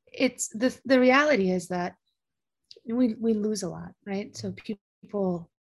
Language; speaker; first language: English; early bilingual, other home language; Spanish